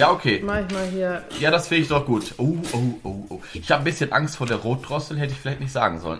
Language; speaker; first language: German; native; German